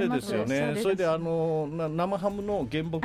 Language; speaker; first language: Japanese; native; Japanese